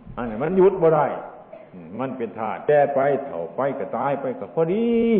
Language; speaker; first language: Thai; non-native, local second language; Northeastern Thai